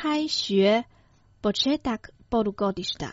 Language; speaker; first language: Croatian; non-native, fluent; Chinese